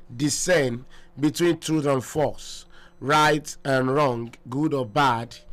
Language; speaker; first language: English; non-native, local second language; Yoruba